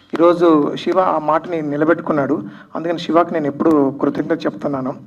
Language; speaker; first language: Telugu; native; Telugu